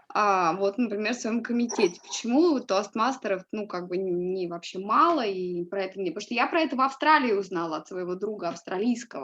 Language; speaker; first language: Russian; native; Russian